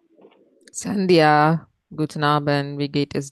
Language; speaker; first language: German; non-native, learner; Tamil